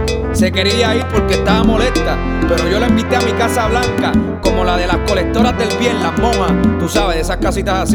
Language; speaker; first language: Spanish; native; Spanish